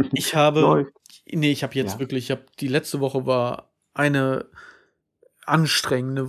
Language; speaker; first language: German; native; German